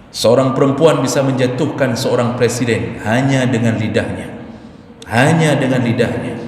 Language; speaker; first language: Malay; non-native, local second language; Achinese